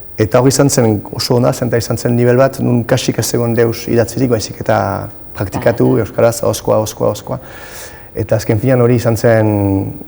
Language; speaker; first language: Basque; non-native, local second language; French